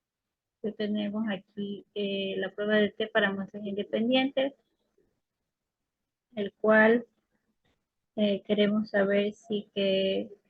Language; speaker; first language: Spanish; native; Spanish